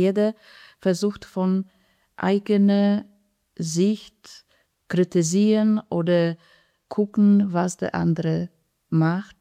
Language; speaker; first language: German; non-native, fluent; Polish